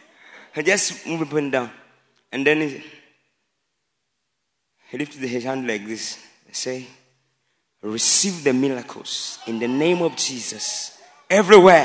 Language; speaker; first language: English; non-native, local second language; Swahili